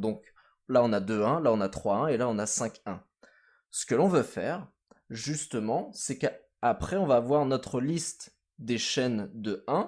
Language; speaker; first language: French; native; French